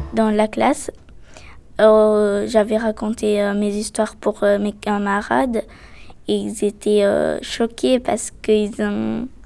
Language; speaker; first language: French; non-native, fluent; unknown